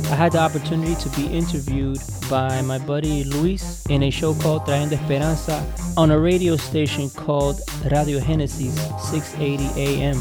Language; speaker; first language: English; early bilingual, other home language; Spanish